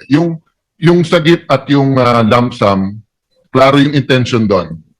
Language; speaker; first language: Filipino; native; Filipino